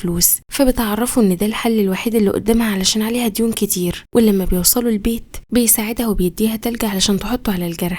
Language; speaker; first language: Arabic; native; Arabic